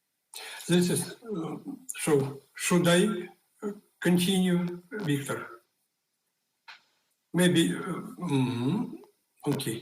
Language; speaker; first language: English; non-native, fluent; Ukrainian